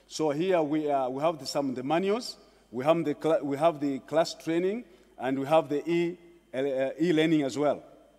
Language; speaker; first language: English; non-native, local second language; Swahili